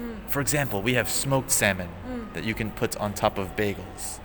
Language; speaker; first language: English; native; English